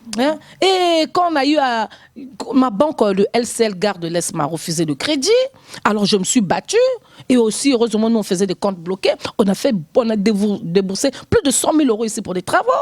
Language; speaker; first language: French; non-native, local second language; Lingala